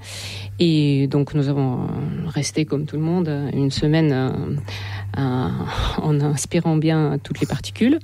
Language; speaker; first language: French; non-native, fluent; Russian